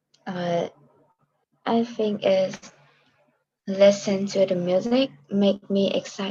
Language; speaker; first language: English; non-native, learner; Korean